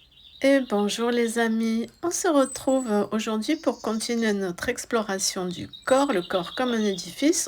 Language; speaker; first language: French; native; French